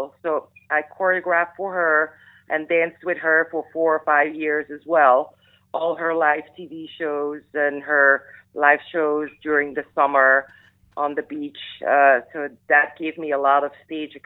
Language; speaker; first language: English; non-native, fluent; Dutch